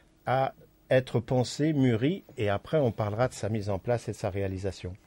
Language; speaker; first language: French; native; French